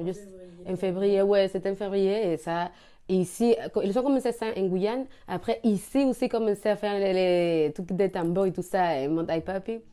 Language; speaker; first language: French; non-native, learner; Spanish